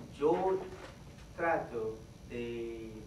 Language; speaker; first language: Spanish; non-native, fluent; Haitian Creole